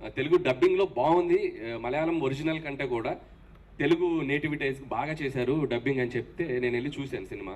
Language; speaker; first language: Telugu; native; Telugu